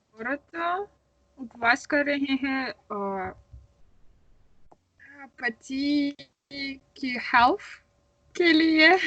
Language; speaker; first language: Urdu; non-native, learner; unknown